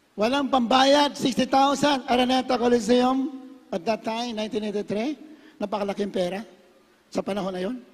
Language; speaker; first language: Filipino; native; Filipino